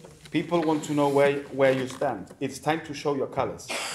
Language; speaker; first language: English; non-native, local second language; Spanish